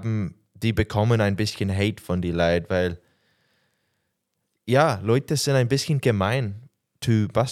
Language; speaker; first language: German; non-native, learner; English